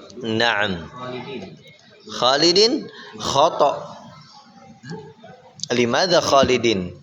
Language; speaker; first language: Arabic; non-native, fluent; Indonesian